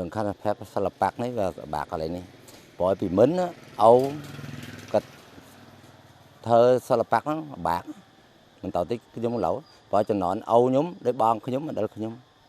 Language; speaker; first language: Khmer; native; Khmer